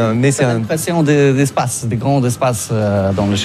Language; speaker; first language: French; non-native, learner; Polish